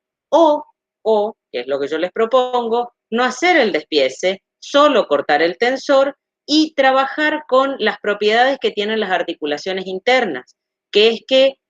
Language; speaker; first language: Spanish; native; Spanish